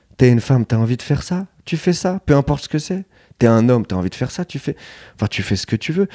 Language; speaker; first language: French; native; French